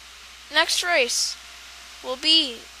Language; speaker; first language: English; native; English